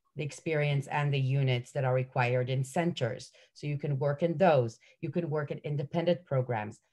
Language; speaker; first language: English; non-native, fluent; Hebrew